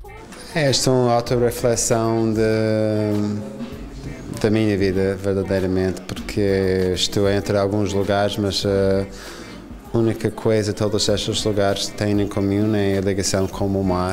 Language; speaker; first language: Portuguese; non-native, fluent; English